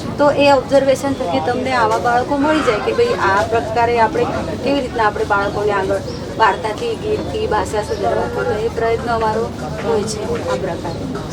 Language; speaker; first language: Gujarati; non-native, local second language; Marathi